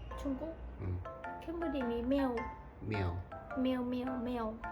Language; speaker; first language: Korean; non-native, learner; Khmer